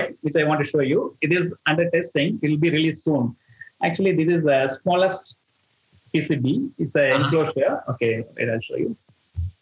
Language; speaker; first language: English; non-native, local second language; Tamil